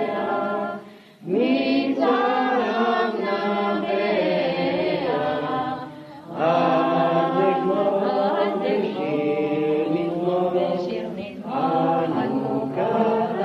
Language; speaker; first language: Hebrew; non-native, fluent; French